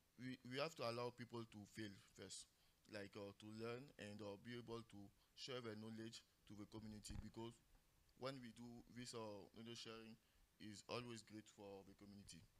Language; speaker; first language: English; non-native, local second language; French